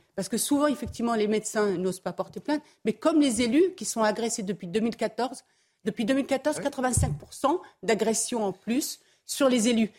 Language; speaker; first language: French; early bilingual, other home language; Arabic